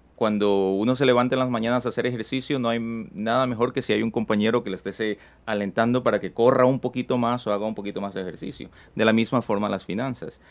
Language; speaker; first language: Spanish; native; Spanish